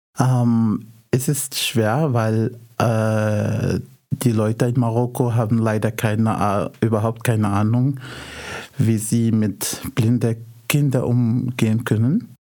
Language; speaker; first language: German; non-native, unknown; Arabic